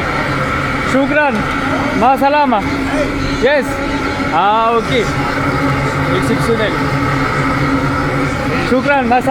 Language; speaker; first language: English; non-native, learner; French